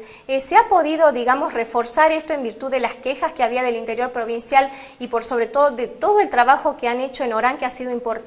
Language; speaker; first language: Spanish; native; Spanish